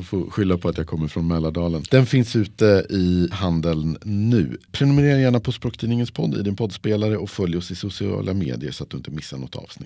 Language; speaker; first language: Swedish; native; Swedish